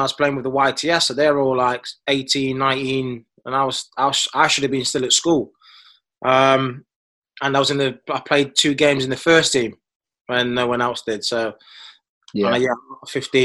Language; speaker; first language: English; native; English